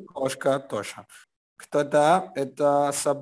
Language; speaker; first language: Russian; non-native, learner; Spanish